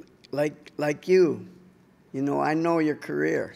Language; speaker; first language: English; early bilingual, other home language; Spanish